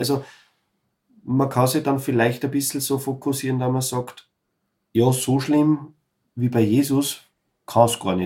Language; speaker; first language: German; native; German